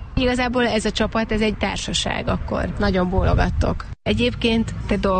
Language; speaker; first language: Hungarian; native; Hungarian